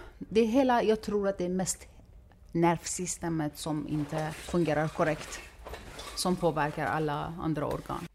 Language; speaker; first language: Swedish; non-native, fluent; Persian